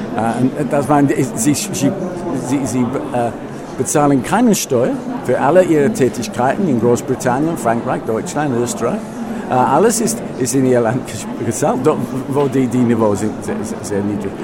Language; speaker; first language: German; non-native, fluent; English